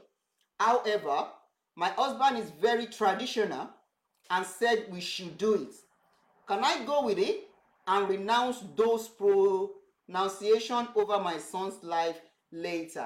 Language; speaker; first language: English; non-native, local second language; Yoruba